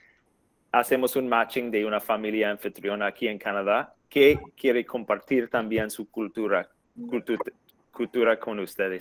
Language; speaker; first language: Spanish; non-native, fluent; English